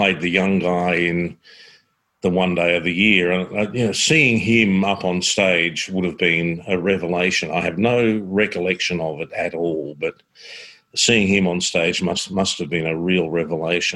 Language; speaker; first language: English; native; English